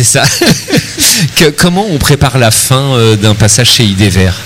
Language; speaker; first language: French; native; French